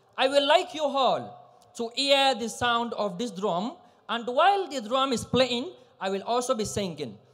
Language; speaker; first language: English; non-native, local second language; Yoruba